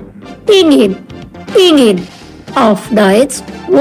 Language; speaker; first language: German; non-native, fluent; Indonesian